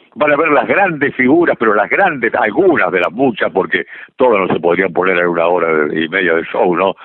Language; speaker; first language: Spanish; native; Spanish